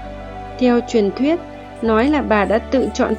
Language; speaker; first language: Vietnamese; native; Vietnamese